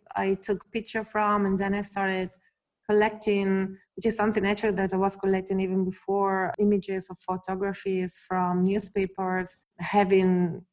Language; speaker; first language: English; non-native, fluent; Italian